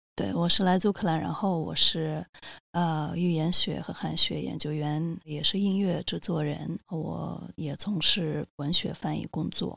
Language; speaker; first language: Chinese; non-native, fluent; Russian